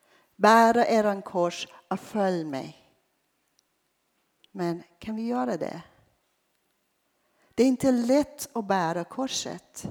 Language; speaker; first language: Swedish; non-native, fluent; Persian